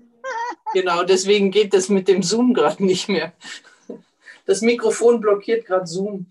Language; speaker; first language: German; native; German